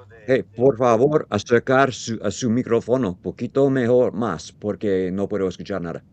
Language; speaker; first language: Spanish; non-native, learner; English